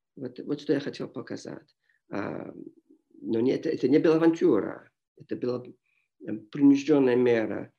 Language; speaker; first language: Russian; non-native, fluent; English